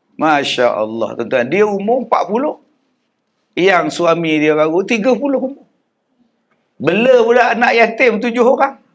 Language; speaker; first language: Malay; native; Malay